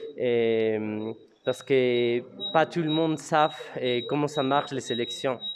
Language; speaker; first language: French; non-native, fluent; Spanish